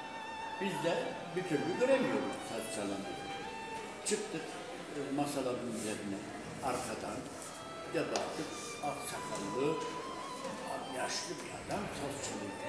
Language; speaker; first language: Turkish; native; Turkish